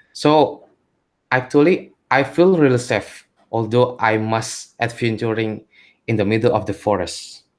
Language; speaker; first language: English; non-native, learner; Indonesian